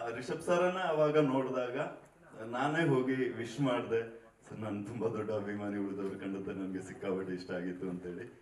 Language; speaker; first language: Kannada; non-native, local second language; Tulu